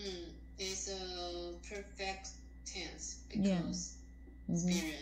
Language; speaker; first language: English; non-native, learner; Chinese